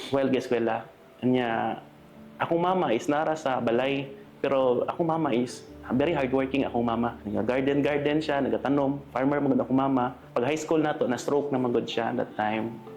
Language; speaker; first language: Cebuano; native; Cebuano